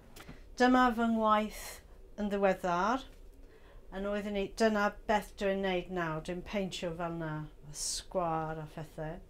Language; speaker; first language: Welsh; non-native, learner; English